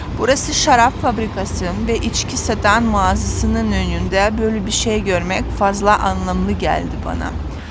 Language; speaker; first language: Turkish; non-native, fluent; Russian